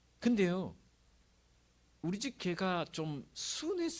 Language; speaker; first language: Korean; native; Korean